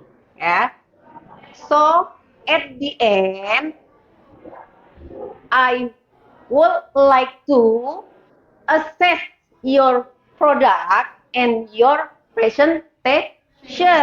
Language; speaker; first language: English; non-native, learner; Indonesian